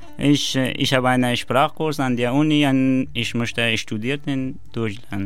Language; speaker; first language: German; non-native, learner; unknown